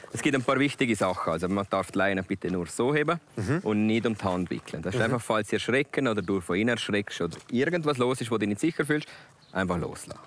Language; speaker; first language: German; native; German